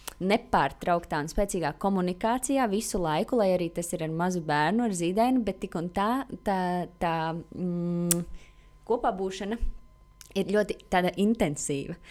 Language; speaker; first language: Latvian; native; Latvian